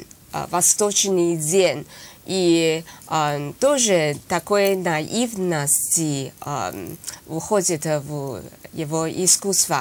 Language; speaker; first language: Russian; non-native, learner; Chinese